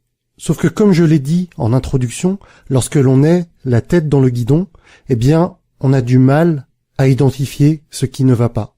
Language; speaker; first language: French; native; French